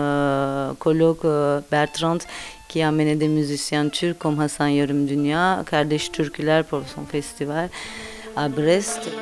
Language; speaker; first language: French; non-native, learner; Turkish